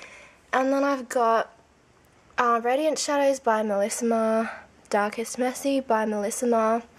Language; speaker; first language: English; native; English